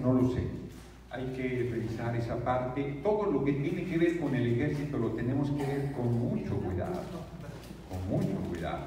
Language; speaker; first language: Spanish; native; Spanish